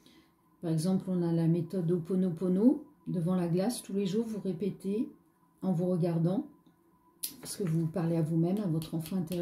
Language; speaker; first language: French; native; French